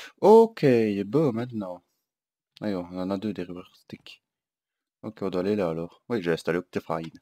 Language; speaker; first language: French; native; French